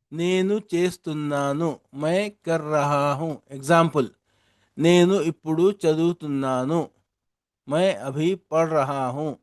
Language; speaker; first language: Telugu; non-native, local second language; Urdu